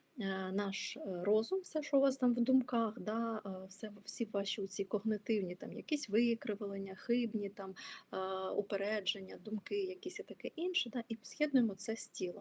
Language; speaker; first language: Ukrainian; non-native, local second language; Russian